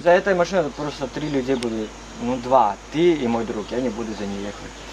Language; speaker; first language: Russian; early bilingual, heritage; Russian